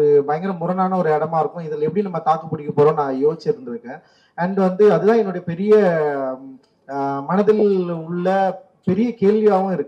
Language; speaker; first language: Tamil; native; Tamil